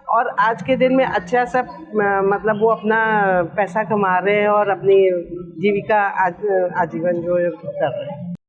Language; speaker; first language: Hindi; native; Hindi